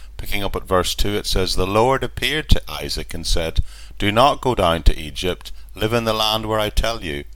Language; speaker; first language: English; native; English